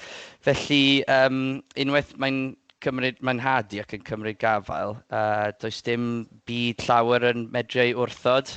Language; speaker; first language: Welsh; native; Welsh